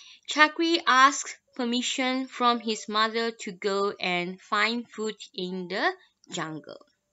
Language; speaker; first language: English; non-native, local second language; Malay